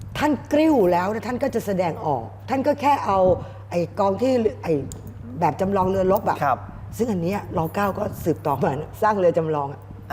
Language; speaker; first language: Thai; native; Thai